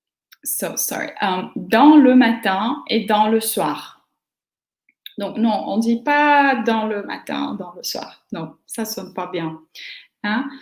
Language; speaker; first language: French; non-native, fluent; Portuguese